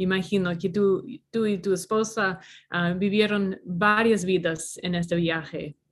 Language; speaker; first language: Spanish; non-native, learner; English